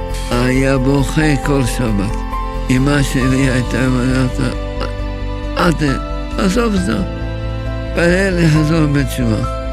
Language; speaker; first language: Hebrew; early bilingual, other home language; Arabic